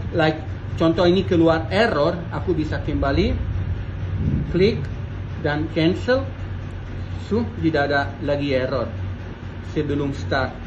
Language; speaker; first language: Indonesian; non-native, learner; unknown